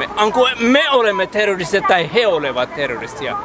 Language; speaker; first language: Finnish; non-native, learner; Kurdish